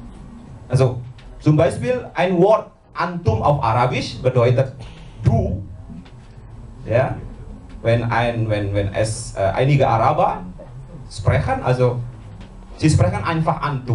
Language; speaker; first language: German; non-native, learner; Indonesian